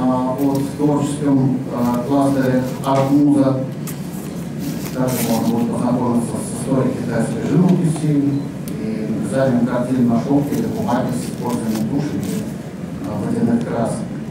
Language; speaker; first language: Russian; native; Russian